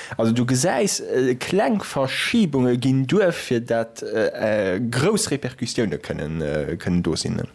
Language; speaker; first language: Luxembourgish; native; Luxembourgish